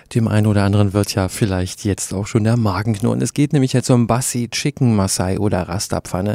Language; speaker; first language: German; native; German